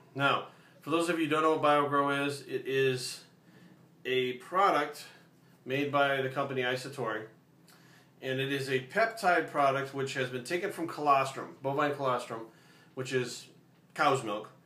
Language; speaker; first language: English; native; English